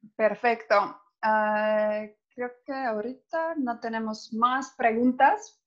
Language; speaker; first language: Spanish; non-native, fluent; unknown